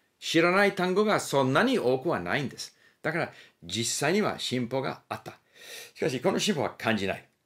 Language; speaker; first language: Japanese; non-native, fluent; English